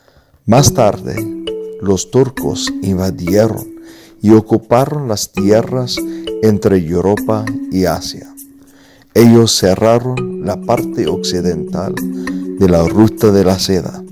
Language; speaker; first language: Spanish; non-native, fluent; English